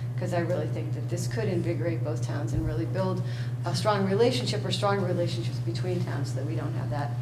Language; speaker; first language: English; native; English